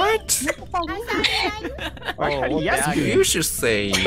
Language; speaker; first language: English; non-native, learner; Japanese